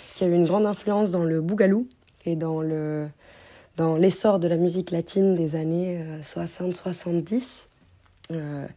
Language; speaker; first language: French; native; French